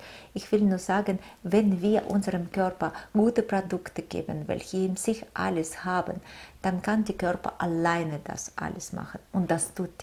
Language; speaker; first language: German; non-native, fluent; Russian